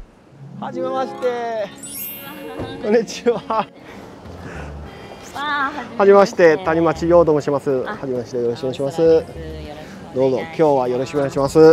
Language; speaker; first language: Japanese; non-native, fluent; Chinese